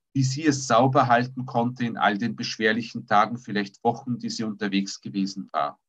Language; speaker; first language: German; early bilingual, other home language; Russian